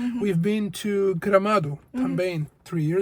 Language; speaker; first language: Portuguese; non-native, learner; Croatian